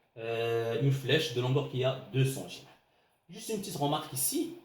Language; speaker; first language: French; non-native, local second language; Arabic